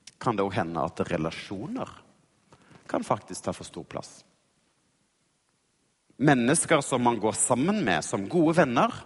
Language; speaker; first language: Norwegian; native; Norwegian